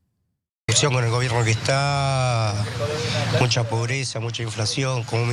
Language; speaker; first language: Spanish; native; Spanish